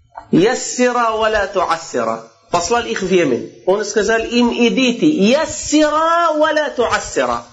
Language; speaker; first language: Russian; non-native, fluent; Arabic